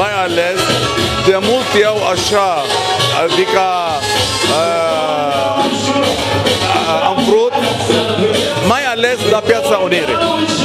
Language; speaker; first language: Romanian; non-native, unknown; Arabic